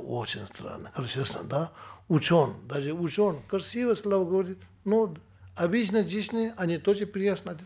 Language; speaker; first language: Russian; non-native, learner; Tibetan